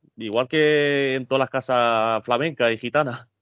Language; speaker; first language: Spanish; early bilingual, other home language; French